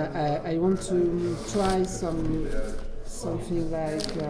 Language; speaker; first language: English; non-native, learner; French